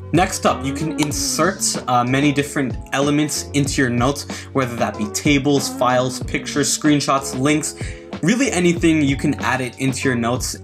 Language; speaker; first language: English; native; English